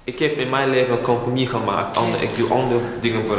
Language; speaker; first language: Dutch; non-native, fluent; English